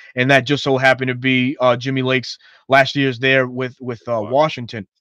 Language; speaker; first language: English; native; English